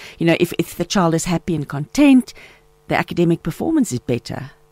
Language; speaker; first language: English; non-native, local second language; Afrikaans